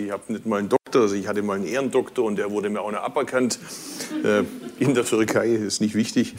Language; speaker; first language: German; early bilingual, other home language; Turkish